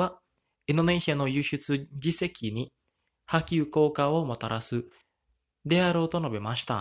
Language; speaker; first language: Japanese; non-native, fluent; Indonesian